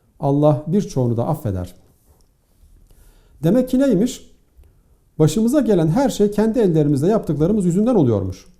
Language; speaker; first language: Turkish; native; Turkish